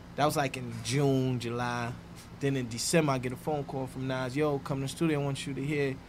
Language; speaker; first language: English; native; English